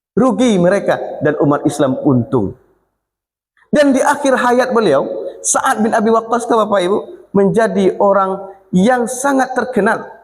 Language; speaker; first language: Malay; non-native, local second language; Minangkabau